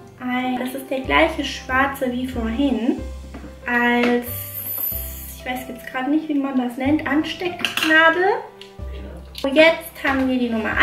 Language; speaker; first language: German; native; German